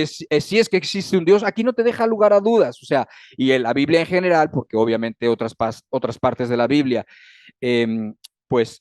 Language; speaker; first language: Spanish; native; Spanish